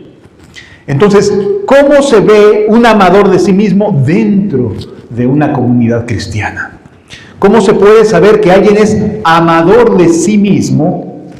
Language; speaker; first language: Spanish; native; Spanish